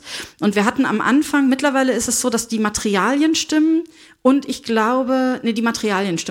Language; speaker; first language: German; native; German